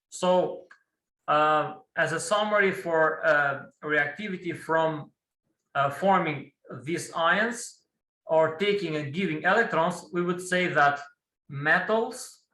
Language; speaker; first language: English; non-native, fluent; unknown